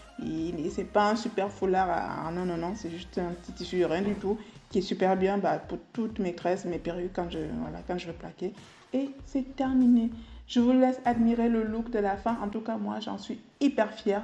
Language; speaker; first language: French; native; French